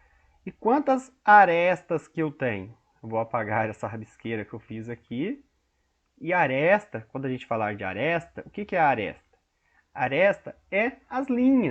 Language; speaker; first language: Portuguese; native; Portuguese